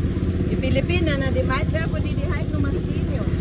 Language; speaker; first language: Danish; non-native, fluent; Cebuano